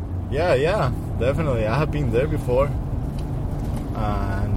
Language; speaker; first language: English; non-native, fluent; Spanish